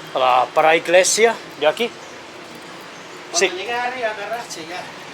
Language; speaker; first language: Spanish; non-native, learner; Finnish